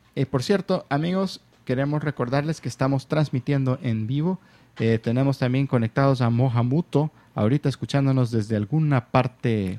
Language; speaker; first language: Spanish; native; Spanish